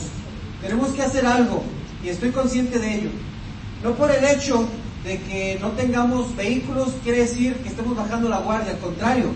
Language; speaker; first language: Spanish; native; Spanish